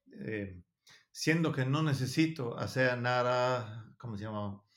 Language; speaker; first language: Spanish; non-native, learner; Danish